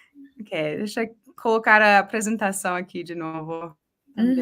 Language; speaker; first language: Portuguese; non-native, fluent; English